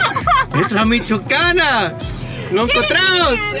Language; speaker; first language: Spanish; non-native, learner; English